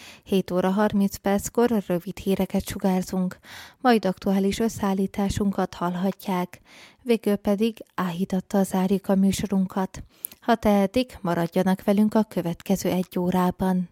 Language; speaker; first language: Hungarian; native; Hungarian